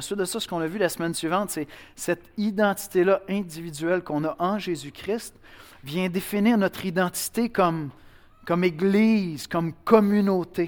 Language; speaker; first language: French; native; French